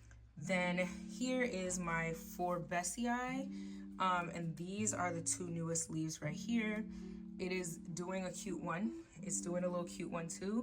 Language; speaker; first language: English; native; English